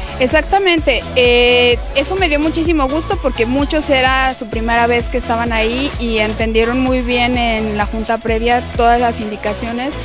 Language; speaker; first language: Spanish; native; Spanish